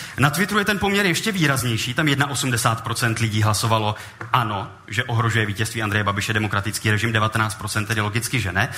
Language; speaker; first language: Czech; native; Czech